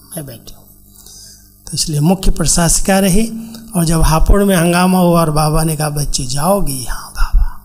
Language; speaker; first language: Hindi; native; Hindi